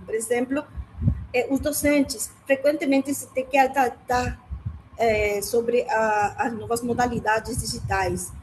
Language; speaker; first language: Portuguese; non-native, learner; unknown